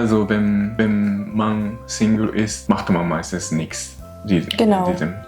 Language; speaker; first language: German; non-native, learner; Japanese